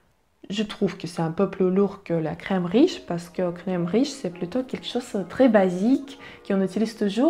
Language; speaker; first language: French; non-native, learner; Russian